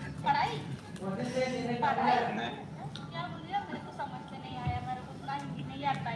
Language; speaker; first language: Hindi; non-native, learner; Malayalam